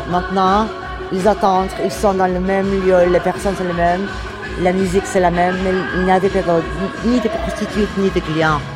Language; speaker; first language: French; non-native, learner; Portuguese